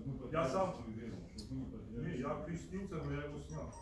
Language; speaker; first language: Russian; native; Russian